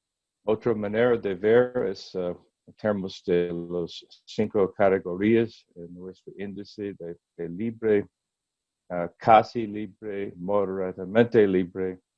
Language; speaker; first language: Spanish; non-native, learner; English